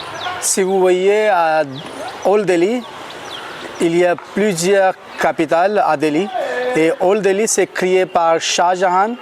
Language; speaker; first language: French; non-native, learner; Hindi